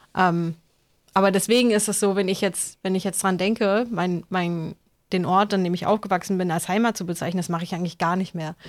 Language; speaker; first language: German; native; German